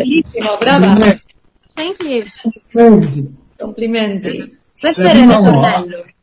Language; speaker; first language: Italian; non-native, learner; Spanish